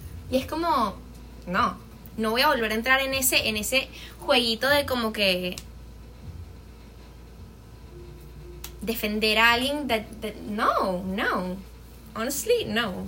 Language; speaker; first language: Spanish; native; Spanish